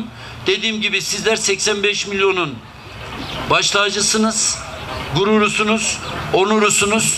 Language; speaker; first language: Turkish; native; Turkish